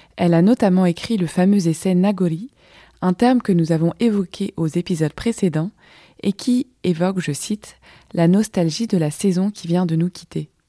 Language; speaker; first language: French; native; French